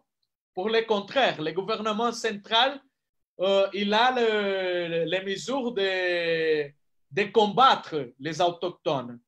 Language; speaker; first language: French; non-native, fluent; Portuguese